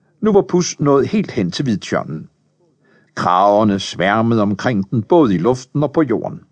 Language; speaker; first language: Danish; native; Danish